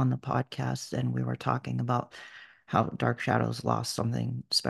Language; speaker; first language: English; early bilingual, other home language; Portuguese